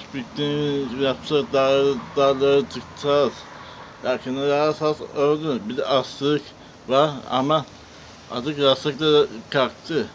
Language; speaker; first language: Turkish; non-native, learner; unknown